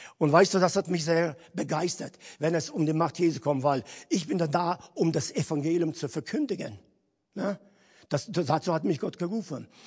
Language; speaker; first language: German; non-native, fluent; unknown